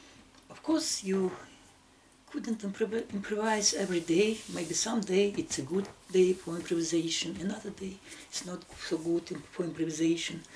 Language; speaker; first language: English; non-native, learner; Russian